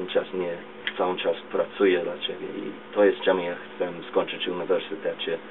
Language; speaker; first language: Polish; early bilingual, other home language; English